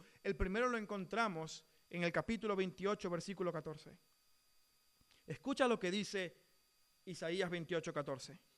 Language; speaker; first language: Spanish; native; Spanish